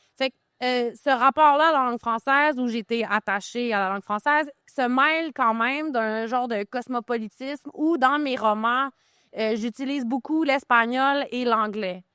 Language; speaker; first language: French; native; French